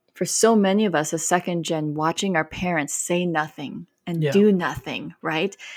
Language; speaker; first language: English; native; English